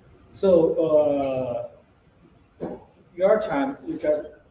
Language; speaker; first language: English; non-native, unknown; Chinese